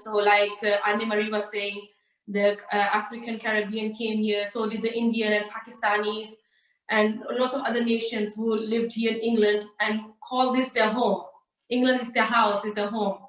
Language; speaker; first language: English; early bilingual, other home language; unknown